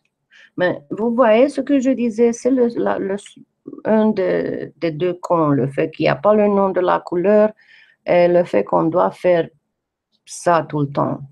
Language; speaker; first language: French; non-native, fluent; English